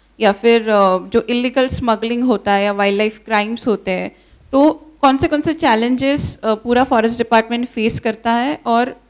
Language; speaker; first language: Hindi; non-native, local second language; Marathi